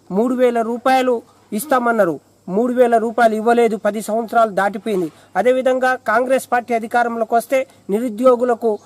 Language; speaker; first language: Telugu; non-native, local second language; Lambadi